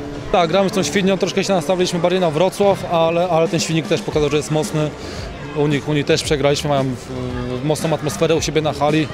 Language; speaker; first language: Polish; native; Polish